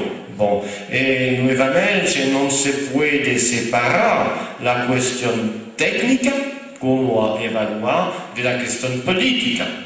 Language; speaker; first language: Spanish; non-native, fluent; French